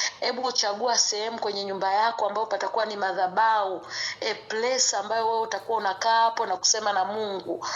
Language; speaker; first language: Swahili; native; Swahili